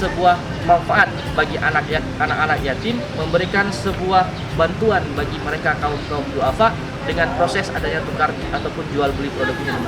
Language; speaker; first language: Indonesian; native; Indonesian